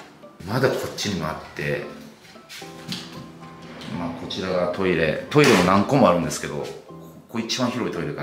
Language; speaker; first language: Japanese; native; Japanese